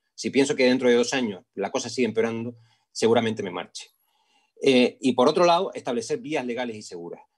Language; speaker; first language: Spanish; native; Spanish